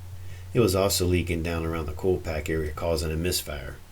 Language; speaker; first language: English; native; English